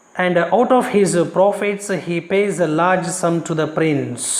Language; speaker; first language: English; non-native, local second language; Kannada